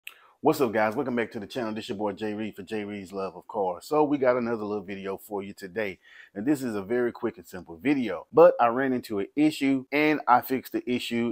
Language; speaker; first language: English; native; English